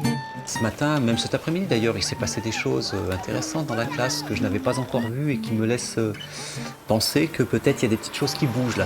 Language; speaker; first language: French; native; French